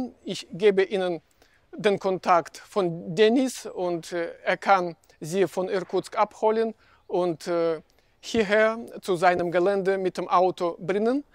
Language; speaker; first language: German; non-native, fluent; Russian